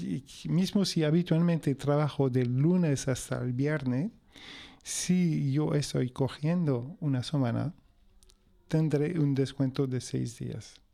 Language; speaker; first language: Spanish; non-native, fluent; French